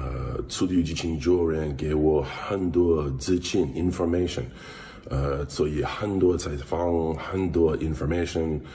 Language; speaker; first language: Chinese; non-native, learner; English